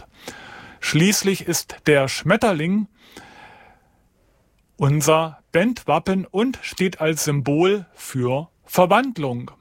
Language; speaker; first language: German; native; German